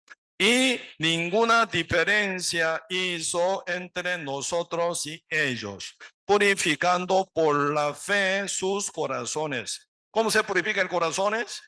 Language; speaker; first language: Spanish; non-native, learner; Korean